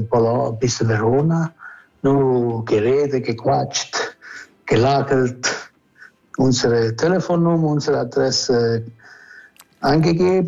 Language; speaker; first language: German; non-native, fluent; Italian